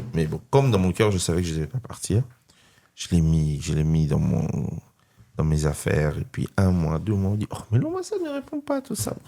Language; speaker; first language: French; non-native, local second language; Lingala